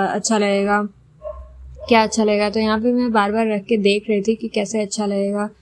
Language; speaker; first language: Hindi; non-native, local second language; Gujarati